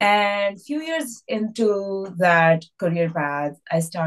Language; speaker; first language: English; non-native, local second language; Hindi